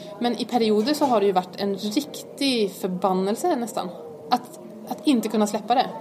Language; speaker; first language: Swedish; native; Swedish